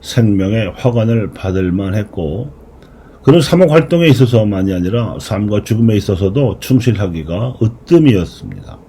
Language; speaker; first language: Korean; native; Korean